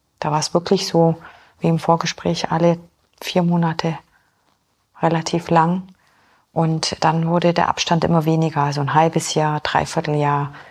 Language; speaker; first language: German; early bilingual, other home language; Polish